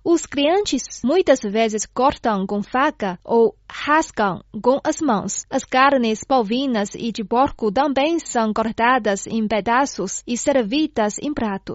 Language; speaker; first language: Portuguese; non-native, fluent; Chinese